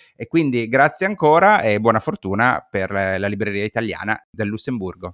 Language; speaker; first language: Italian; native; Italian